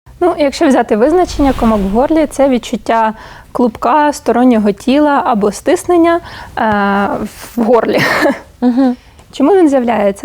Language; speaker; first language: Ukrainian; native; Ukrainian